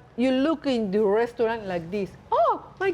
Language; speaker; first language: English; non-native, learner; Spanish